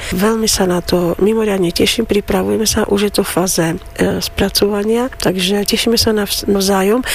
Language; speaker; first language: Slovak; non-native, fluent; Armenian